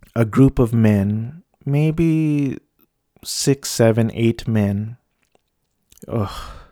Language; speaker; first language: English; early bilingual, other home language; Filipino